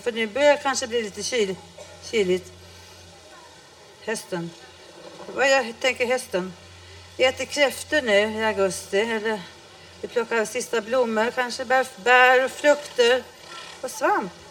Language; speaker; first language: Swedish; native; Swedish